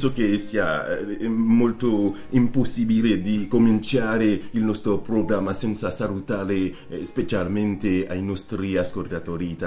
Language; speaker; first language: Italian; non-native, learner; Haitian Creole